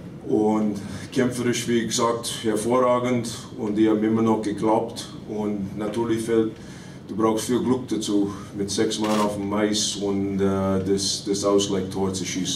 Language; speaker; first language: German; non-native, fluent; English